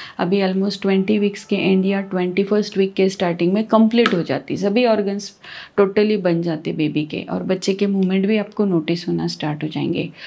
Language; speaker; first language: Hindi; non-native, local second language; Marathi